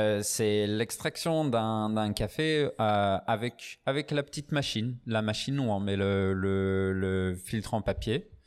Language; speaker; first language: French; non-native, fluent; English